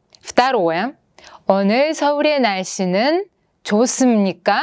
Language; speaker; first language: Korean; non-native, fluent; Russian